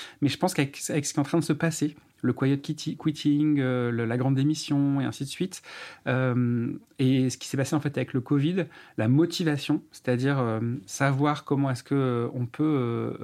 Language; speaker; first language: French; native; French